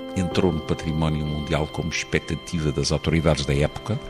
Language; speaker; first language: Portuguese; native; Portuguese